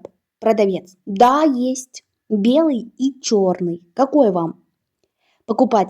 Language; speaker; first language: Russian; non-native, fluent; Uzbek